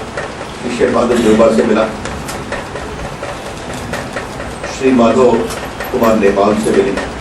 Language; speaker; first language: Hindi; native; Hindi